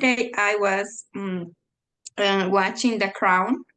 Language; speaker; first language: English; non-native, fluent; Spanish